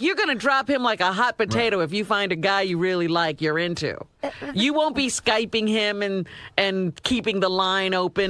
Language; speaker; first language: English; native; English